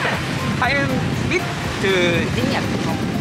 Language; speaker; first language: Vietnamese; non-native, learner; Japanese